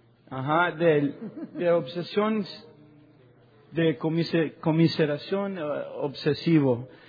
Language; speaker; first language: Spanish; non-native, learner; English